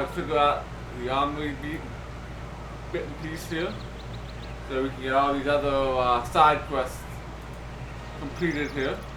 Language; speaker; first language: English; native; English